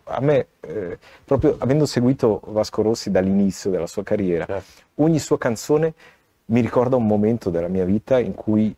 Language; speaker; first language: Italian; native; Italian